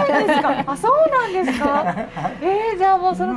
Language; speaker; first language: Japanese; native; Japanese